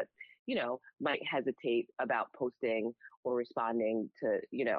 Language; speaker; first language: English; native; English